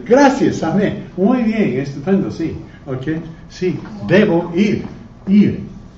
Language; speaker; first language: Spanish; non-native, fluent; English